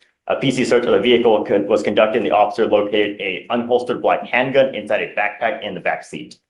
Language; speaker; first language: English; native; English